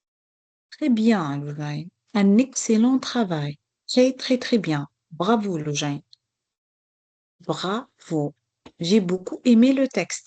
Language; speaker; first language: French; non-native, local second language; Arabic